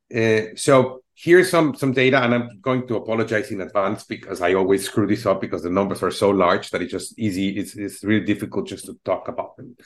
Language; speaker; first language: English; non-native, fluent; Spanish